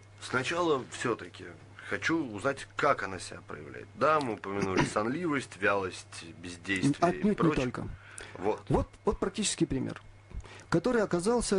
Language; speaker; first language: Russian; native; Russian